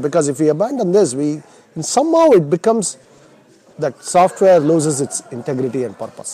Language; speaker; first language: English; non-native, local second language; Tamil